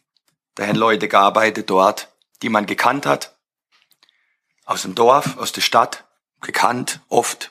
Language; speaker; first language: German; non-native, fluent; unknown